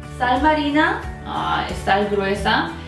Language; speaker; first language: Spanish; non-native, fluent; Korean